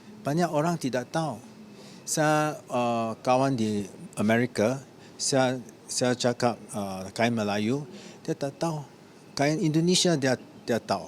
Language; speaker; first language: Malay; non-native, learner; English